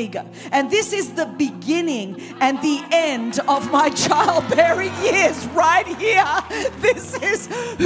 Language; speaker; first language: English; native; English